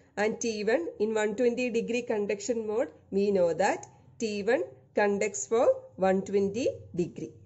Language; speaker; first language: English; non-native, local second language; Malayalam